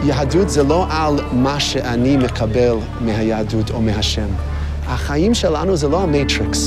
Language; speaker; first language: Hebrew; non-native, fluent; English